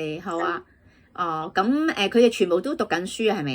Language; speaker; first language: Cantonese; native; Cantonese